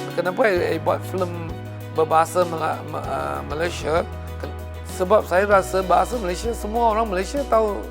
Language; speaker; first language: Malay; non-native, local second language; Chinese